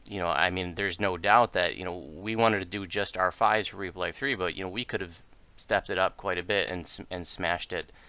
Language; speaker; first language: English; native; English